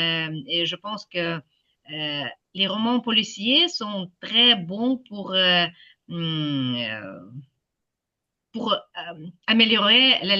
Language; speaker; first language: French; non-native, fluent; Ukrainian